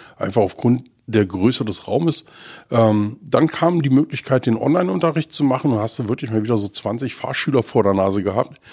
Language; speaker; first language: German; native; German